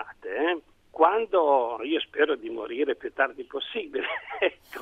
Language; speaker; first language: Italian; native; Italian